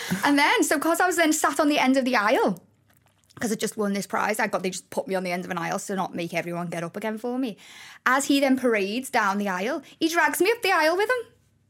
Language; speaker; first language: English; native; English